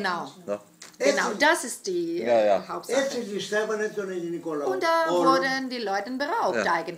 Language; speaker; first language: German; non-native, fluent; Greek